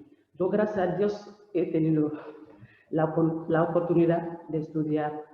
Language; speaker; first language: Spanish; non-native, learner; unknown